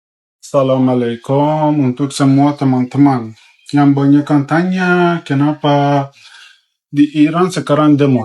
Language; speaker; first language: Indonesian; non-native, fluent; Persian